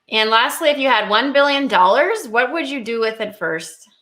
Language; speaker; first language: English; native; English